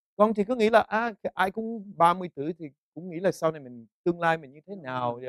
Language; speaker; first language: Vietnamese; early bilingual, heritage; Vietnamese